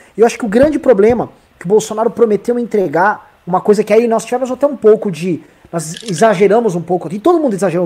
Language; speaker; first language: Portuguese; native; Portuguese